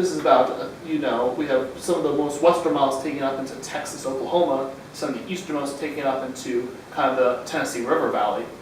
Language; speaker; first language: English; native; English